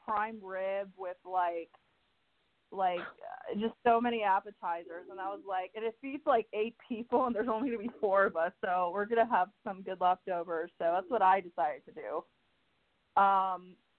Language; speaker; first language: English; early bilingual, other home language; Spanish